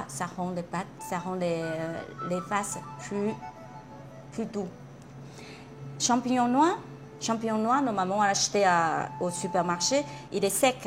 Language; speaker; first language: French; non-native, fluent; Chinese